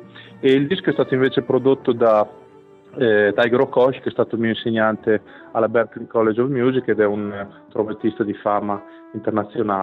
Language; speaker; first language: Italian; native; Italian